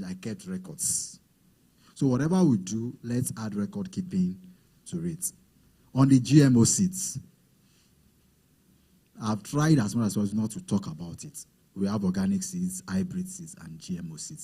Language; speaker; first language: English; non-native, local second language; Yoruba